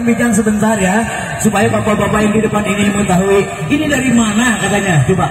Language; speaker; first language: Indonesian; non-native, local second language; Sundanese